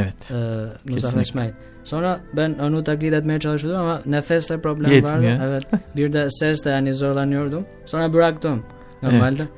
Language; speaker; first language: Turkish; non-native, learner; Albanian